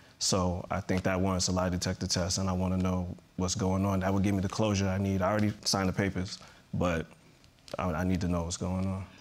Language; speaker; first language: English; native; English